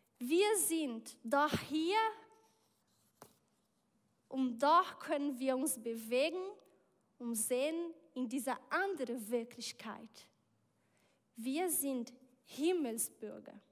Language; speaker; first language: German; non-native, learner; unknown